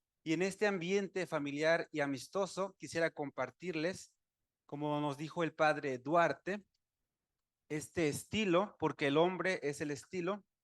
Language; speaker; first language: Spanish; native; Spanish